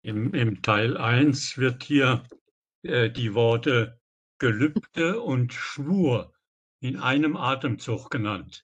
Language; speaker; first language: German; native; German